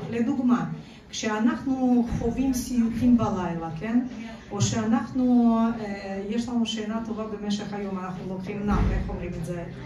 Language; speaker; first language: Hebrew; non-native, fluent; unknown